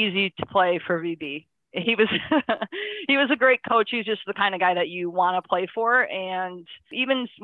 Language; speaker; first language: English; native; English